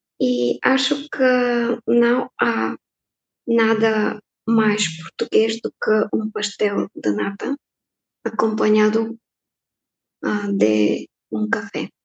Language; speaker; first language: Portuguese; non-native, fluent; Bulgarian